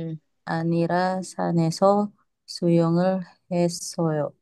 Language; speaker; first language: Korean; non-native, learner; Indonesian